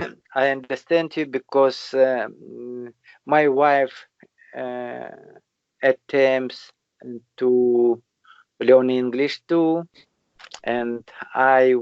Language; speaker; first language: English; non-native, learner; Russian